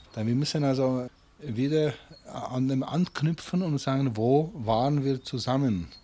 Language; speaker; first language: German; non-native, fluent; Czech